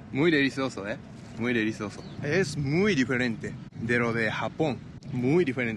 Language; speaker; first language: Spanish; non-native, fluent; Japanese